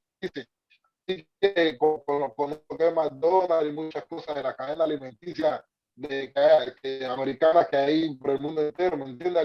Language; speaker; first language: Spanish; native; Spanish